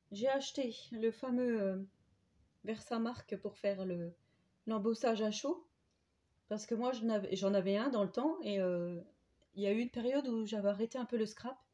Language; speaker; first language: French; native; French